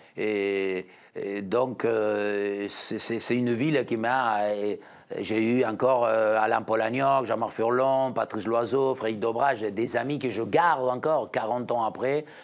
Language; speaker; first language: French; non-native, fluent; Spanish